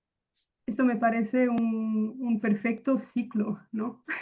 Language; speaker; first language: Spanish; non-native, fluent; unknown